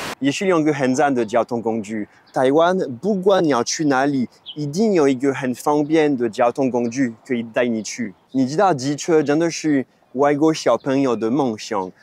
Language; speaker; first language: Chinese; non-native, fluent; French